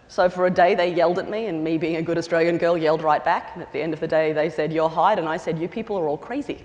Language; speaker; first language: English; native; English